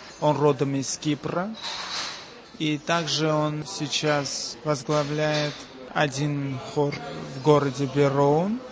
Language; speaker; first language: Russian; non-native, local second language; Armenian